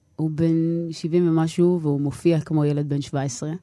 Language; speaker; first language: Hebrew; native; Hebrew